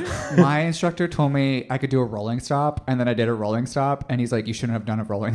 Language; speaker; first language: English; native; English